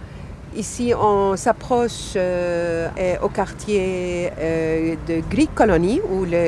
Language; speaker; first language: French; non-native, fluent; Arabic